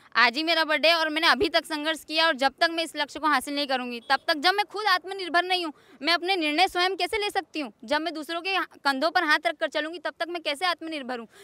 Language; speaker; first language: Hindi; non-native, local second language; Gujarati